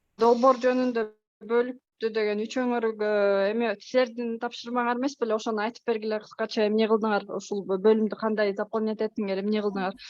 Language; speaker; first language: Kyrgyz; native; Kyrgyz